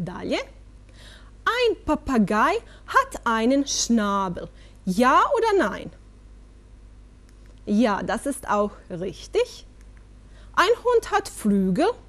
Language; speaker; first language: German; non-native, fluent; Bosnian